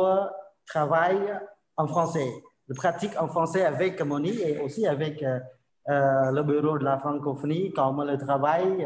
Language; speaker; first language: French; non-native, learner; Khmer